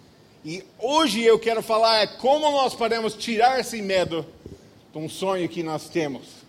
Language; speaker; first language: Portuguese; non-native, fluent; English